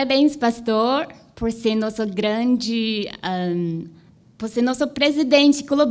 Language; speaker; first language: Portuguese; non-native, learner; Chinese